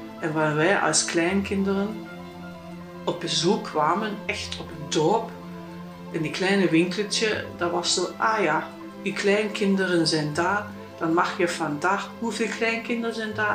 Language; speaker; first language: Dutch; non-native, fluent; German